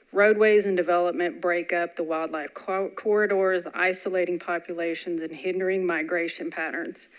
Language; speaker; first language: English; native; English